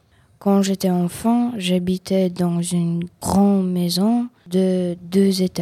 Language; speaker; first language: French; non-native, learner; Ukrainian